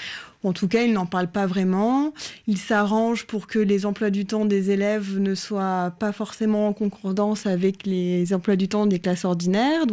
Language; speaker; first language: French; native; French